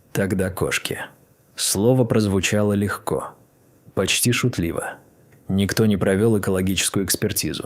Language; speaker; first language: Russian; native; Russian